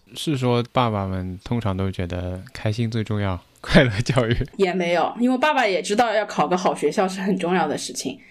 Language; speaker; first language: Chinese; native; Chinese